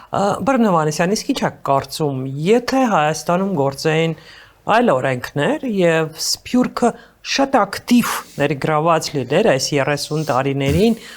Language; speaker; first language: Armenian; native; Armenian